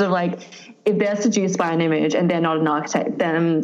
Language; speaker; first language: English; native; English